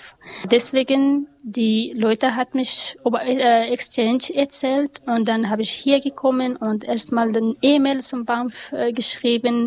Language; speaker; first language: German; non-native, learner; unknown